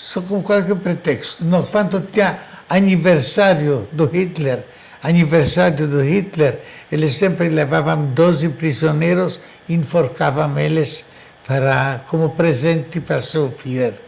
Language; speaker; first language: Portuguese; non-native, fluent; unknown